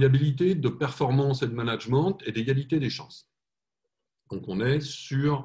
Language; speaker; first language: French; native; French